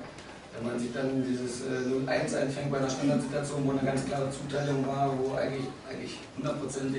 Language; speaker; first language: German; native; German